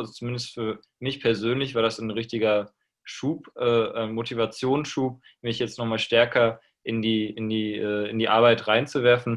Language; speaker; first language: German; native; German